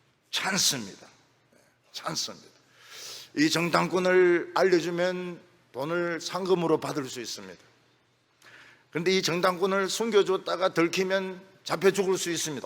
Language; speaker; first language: Korean; native; Korean